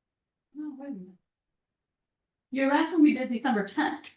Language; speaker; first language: English; native; English